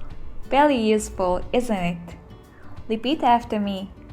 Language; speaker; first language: English; non-native, fluent; Japanese